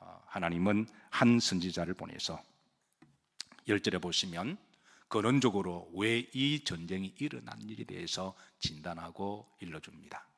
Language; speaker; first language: Korean; native; Korean